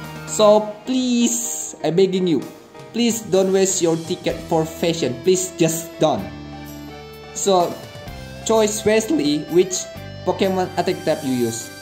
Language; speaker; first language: English; non-native, learner; Indonesian